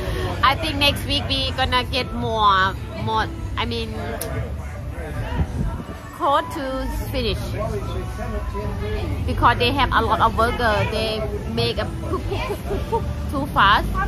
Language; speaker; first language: English; non-native, learner; Thai